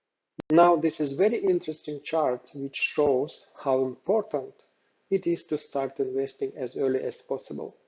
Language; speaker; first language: English; non-native, fluent; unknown